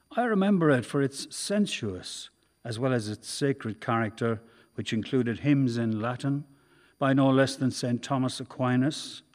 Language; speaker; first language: English; native; English